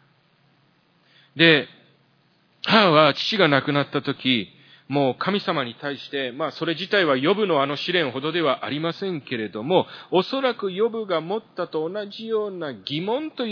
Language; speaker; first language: Japanese; early bilingual, heritage; Japanese